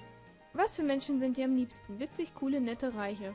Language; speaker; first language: German; native; German